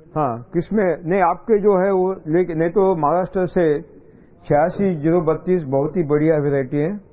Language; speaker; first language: Hindi; non-native, local second language; Marathi